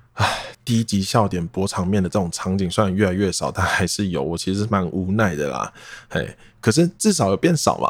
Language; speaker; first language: Chinese; non-native, local second language; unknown